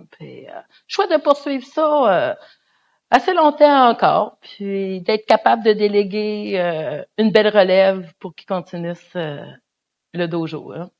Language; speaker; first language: French; native; French